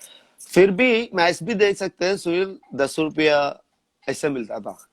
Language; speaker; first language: Hindi; non-native, local second language; Malayalam